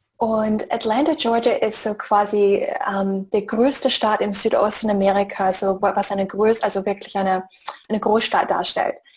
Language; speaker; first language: German; non-native, fluent; English